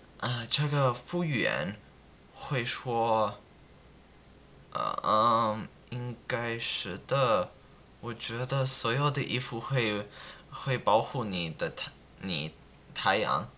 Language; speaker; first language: Chinese; non-native, learner; English